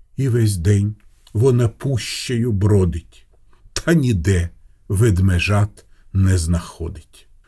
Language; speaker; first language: Ukrainian; non-native, local second language; Russian